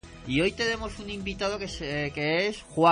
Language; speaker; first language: Spanish; native; Spanish